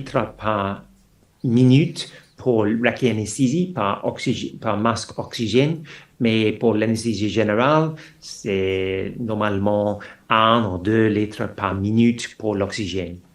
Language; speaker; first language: French; non-native, fluent; English